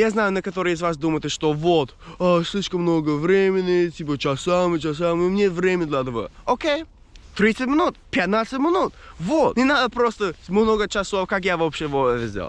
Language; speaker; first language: Russian; non-native, fluent; English